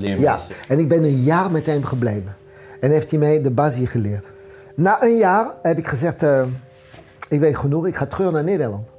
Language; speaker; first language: Dutch; non-native, fluent; French